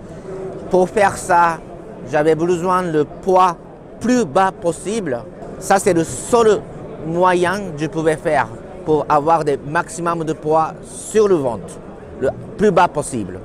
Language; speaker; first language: French; non-native, learner; Japanese